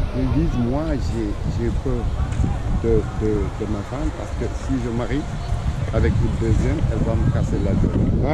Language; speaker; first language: French; non-native, local second language; Wolof